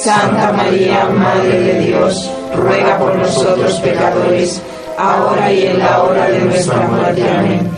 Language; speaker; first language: Spanish; native; Spanish